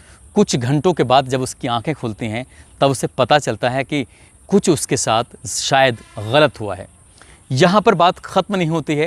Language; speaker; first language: Hindi; native; Hindi